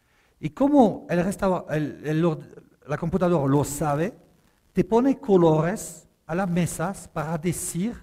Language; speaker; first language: Spanish; non-native, fluent; French